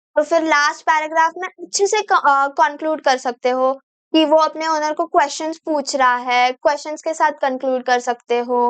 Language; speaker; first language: Hindi; non-native, local second language; Marathi